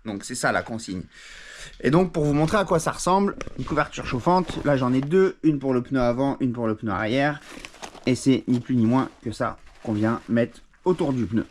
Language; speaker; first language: French; native; French